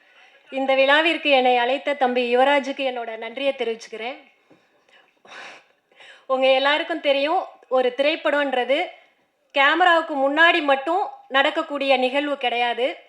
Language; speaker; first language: Tamil; native; Tamil